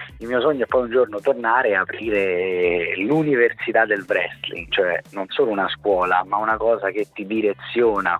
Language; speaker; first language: Italian; native; Italian